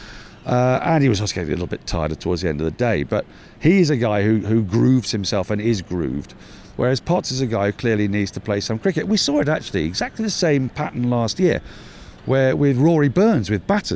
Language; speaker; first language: English; native; English